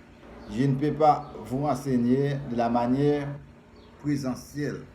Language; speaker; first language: French; non-native, fluent; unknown